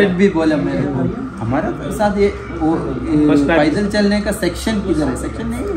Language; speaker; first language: Hindi; non-native, local second language; Malayalam